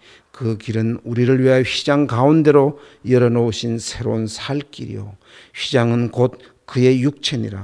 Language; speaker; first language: Korean; native; Korean